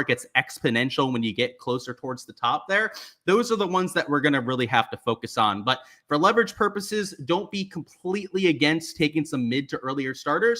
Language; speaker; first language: English; native; English